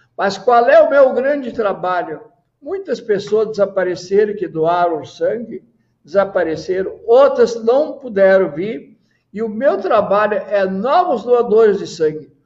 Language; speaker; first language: Portuguese; native; Portuguese